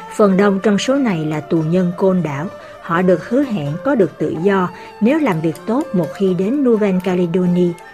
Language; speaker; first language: Vietnamese; native; Vietnamese